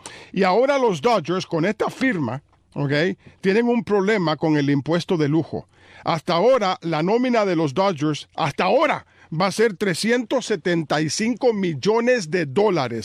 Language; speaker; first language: Spanish; native; Spanish